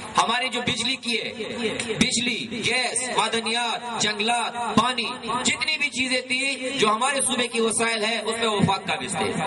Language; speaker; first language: Urdu; non-native, local second language; Pashto